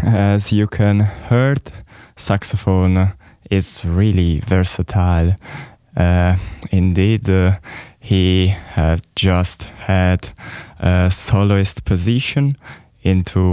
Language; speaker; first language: English; non-native, fluent; Italian